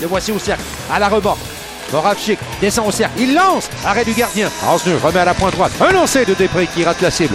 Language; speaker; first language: French; native; French